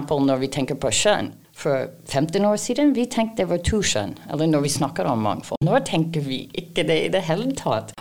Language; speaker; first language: Norwegian; non-native, fluent; English